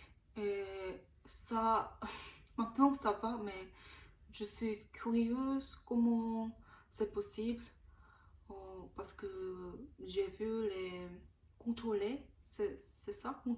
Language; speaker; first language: French; non-native, learner; Korean